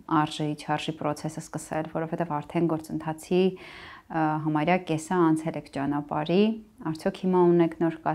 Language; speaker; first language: Armenian; native; Armenian